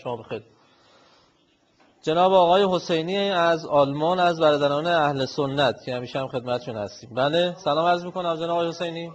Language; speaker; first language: Persian; native; Persian